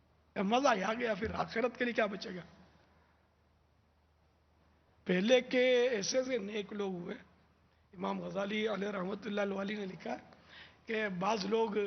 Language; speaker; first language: Urdu; native; Urdu